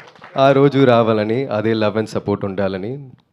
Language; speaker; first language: Telugu; non-native, local second language; Tamil